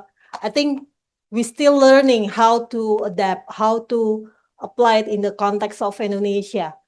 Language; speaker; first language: English; non-native, local second language; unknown